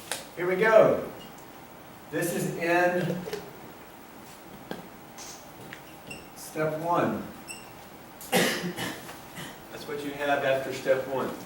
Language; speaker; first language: English; native; English